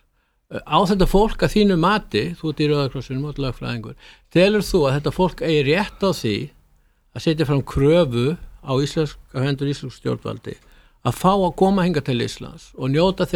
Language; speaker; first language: Icelandic; native; Icelandic